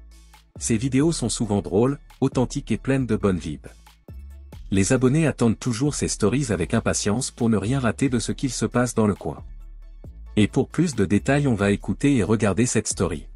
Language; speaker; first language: French; native; French